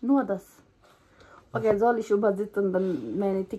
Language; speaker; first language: German; non-native, learner; Somali